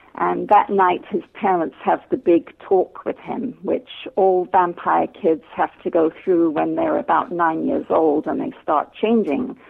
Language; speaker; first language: English; native; English